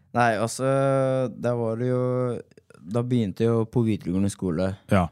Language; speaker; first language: Norwegian; non-native, fluent; Persian